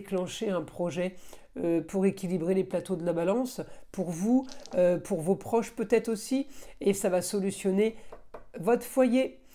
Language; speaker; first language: French; native; French